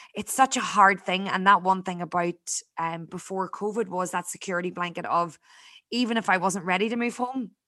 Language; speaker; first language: English; native; English